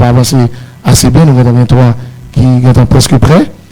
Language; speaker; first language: Haitian Creole; native; Haitian Creole